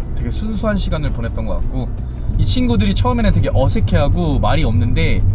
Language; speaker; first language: Korean; native; Korean